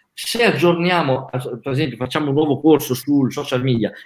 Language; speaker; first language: Italian; native; Italian